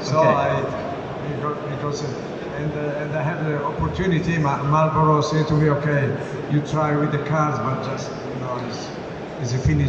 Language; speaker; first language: English; non-native, learner; Italian